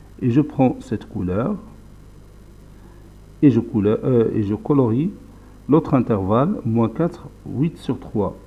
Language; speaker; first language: French; non-native, local second language; Arabic